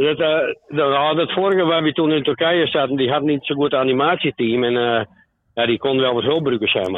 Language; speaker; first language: Dutch; native; Dutch